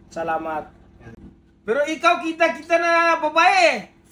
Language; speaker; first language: Filipino; non-native, learner; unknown